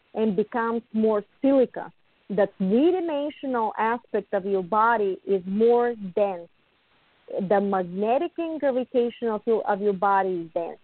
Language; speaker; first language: English; non-native, fluent; Bulgarian